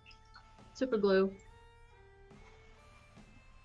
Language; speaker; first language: English; native; English